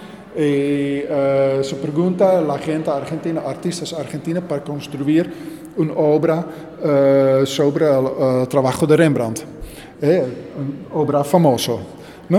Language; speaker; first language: Spanish; non-native, learner; Dutch